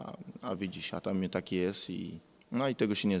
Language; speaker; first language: Polish; non-native, learner; Portuguese